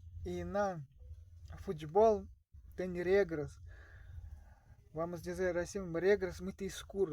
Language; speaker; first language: Portuguese; non-native, learner; Russian